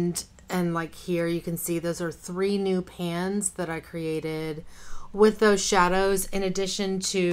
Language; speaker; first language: English; native; English